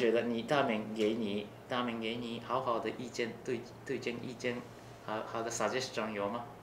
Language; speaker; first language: Chinese; non-native, learner; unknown